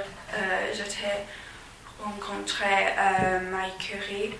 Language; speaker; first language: French; non-native, fluent; English